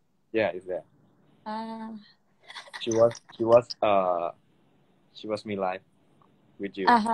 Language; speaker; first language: English; non-native, learner; Thai